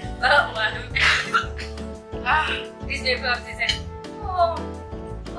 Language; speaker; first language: English; non-native, learner; Indonesian